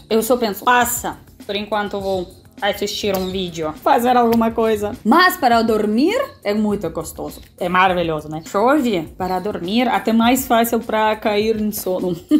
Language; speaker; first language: Portuguese; non-native, fluent; Russian